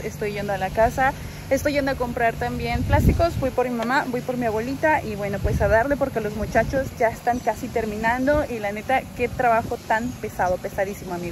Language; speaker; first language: Spanish; native; Spanish